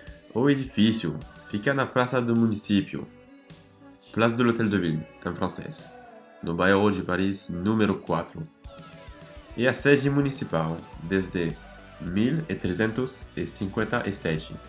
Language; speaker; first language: Portuguese; non-native, fluent; French